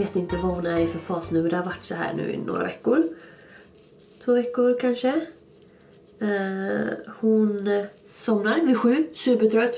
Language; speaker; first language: Swedish; native; Swedish